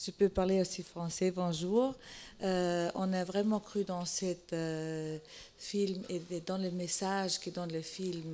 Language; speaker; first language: French; non-native, fluent; Italian